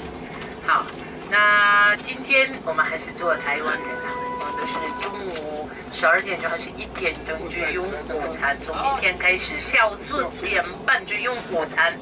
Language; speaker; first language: Chinese; non-native, fluent; Arabic